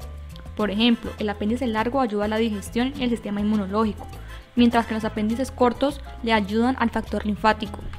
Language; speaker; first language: Spanish; native; Spanish